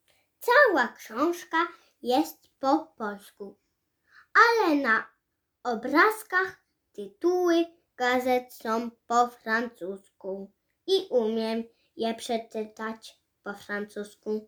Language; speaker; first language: Polish; early bilingual, heritage; Polish